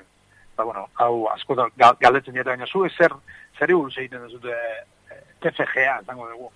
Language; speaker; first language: Basque; native; Basque